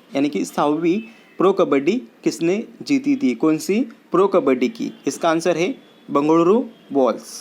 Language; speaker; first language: Hindi; non-native, local second language; Marathi